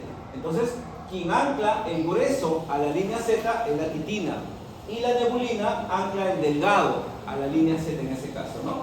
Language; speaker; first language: Spanish; native; Spanish